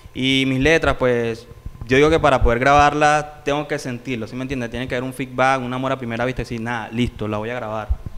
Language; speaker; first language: Spanish; native; Spanish